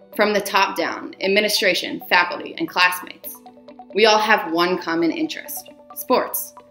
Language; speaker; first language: English; native; English